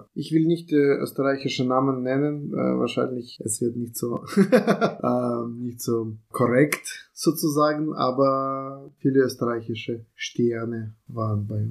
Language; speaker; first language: German; non-native, fluent; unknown